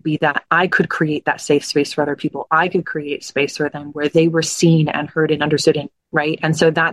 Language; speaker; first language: English; native; English